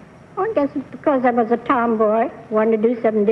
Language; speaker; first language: English; native; English